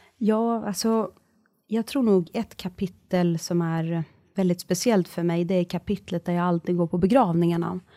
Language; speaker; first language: Swedish; early bilingual, other home language; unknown